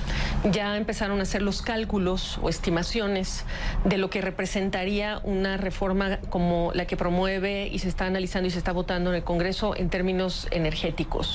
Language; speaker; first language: Spanish; native; Spanish